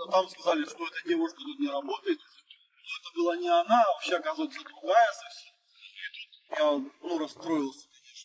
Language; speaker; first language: Russian; native; Russian